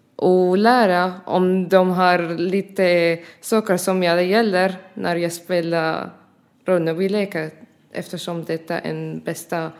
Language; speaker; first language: Swedish; non-native, learner; Arabic